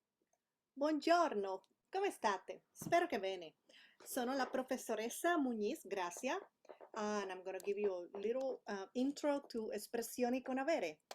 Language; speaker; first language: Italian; non-native, fluent; English